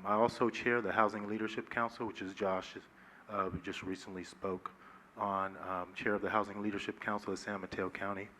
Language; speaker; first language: English; native; English